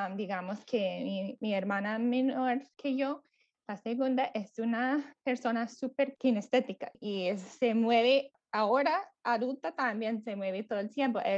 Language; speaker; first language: Spanish; non-native, fluent; English